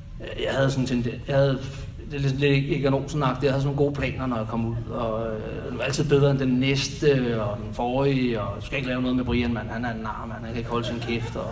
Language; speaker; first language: Danish; native; Danish